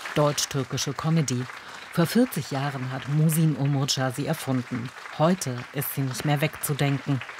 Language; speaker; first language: German; native; German